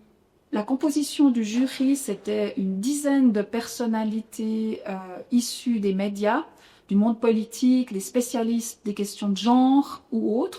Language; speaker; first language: French; native; French